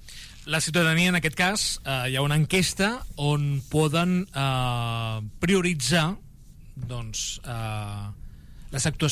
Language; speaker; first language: Catalan; native; Catalan